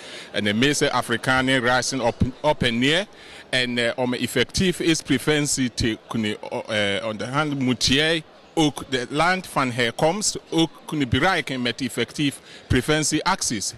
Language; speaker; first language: Dutch; non-native, fluent; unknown